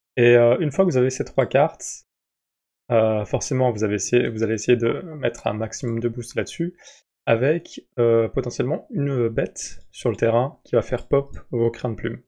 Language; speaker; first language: French; native; French